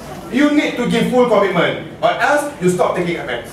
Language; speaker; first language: English; non-native, local second language; Malay